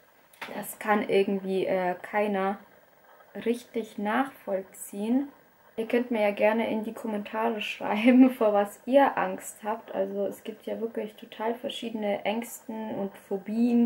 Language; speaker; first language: German; early bilingual, other home language; Russian